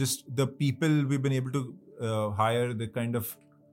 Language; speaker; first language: English; non-native, local second language; Hindi